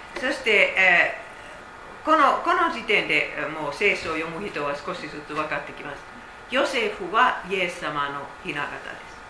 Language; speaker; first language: Japanese; non-native, fluent; Finnish